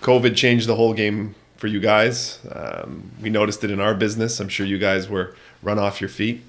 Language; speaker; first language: English; native; English